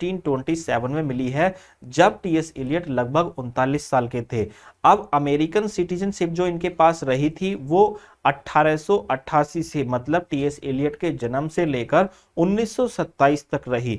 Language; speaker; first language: Hindi; native; Hindi